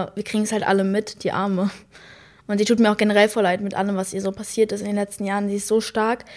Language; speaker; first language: German; native; German